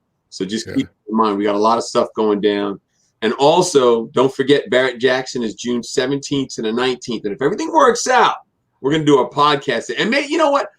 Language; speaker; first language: English; native; English